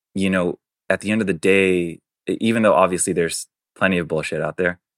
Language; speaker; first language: English; early bilingual, other home language; Chinese